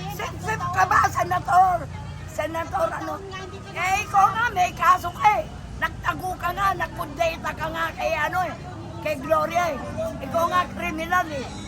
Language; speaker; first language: Filipino; non-native, local second language; Iloko